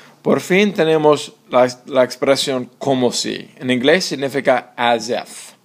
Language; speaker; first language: Spanish; non-native, fluent; English